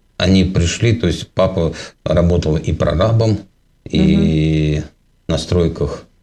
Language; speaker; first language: Russian; native; Russian